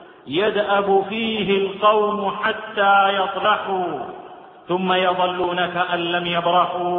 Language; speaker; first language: Arabic; native; Arabic